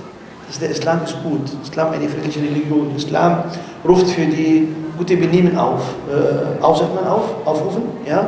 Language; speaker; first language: German; non-native, learner; Arabic